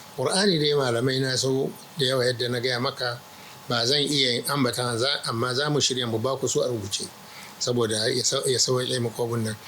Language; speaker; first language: Hausa; non-native, local second language; Arabic